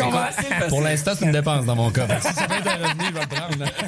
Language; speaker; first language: French; native; French